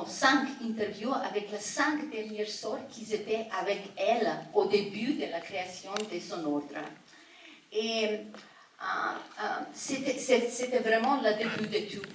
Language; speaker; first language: French; non-native, fluent; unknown